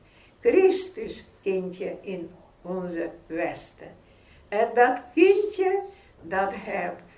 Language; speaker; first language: Dutch; non-native, fluent; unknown